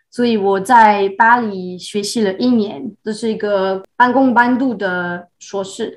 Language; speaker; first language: Chinese; non-native, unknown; French